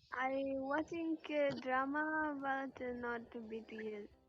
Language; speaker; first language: English; non-native, learner; Bangla